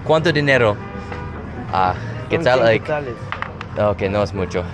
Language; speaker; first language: Spanish; non-native, learner; English